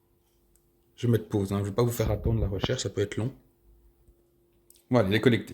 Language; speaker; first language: French; native; French